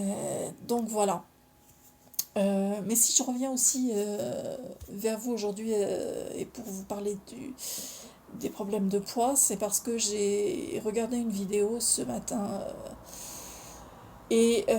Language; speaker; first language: French; native; French